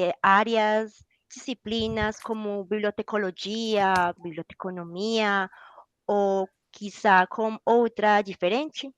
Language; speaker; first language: Portuguese; non-native, learner; Spanish